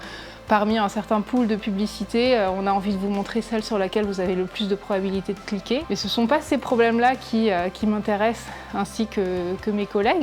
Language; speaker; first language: French; native; French